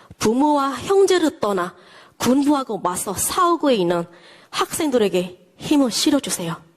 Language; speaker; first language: Korean; non-native, fluent; Burmese